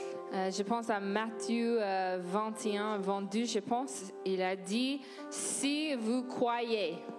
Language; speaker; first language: French; non-native, learner; English